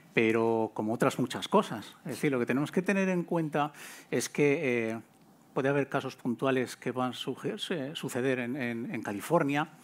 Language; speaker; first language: Spanish; native; Spanish